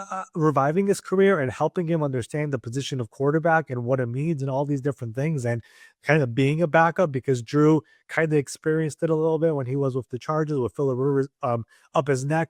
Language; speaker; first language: English; native; English